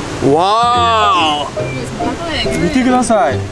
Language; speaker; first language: Japanese; native; Japanese